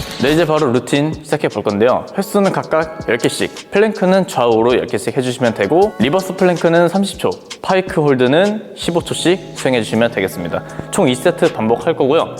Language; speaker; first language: Korean; native; Korean